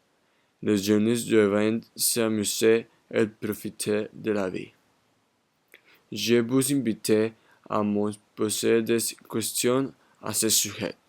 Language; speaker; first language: French; non-native, learner; Spanish